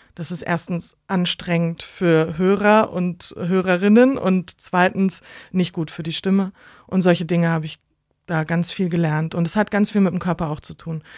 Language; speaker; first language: German; native; German